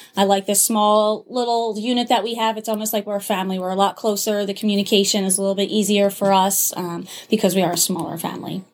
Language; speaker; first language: English; native; English